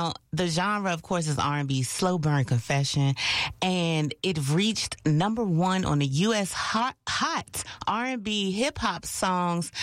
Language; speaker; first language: English; native; English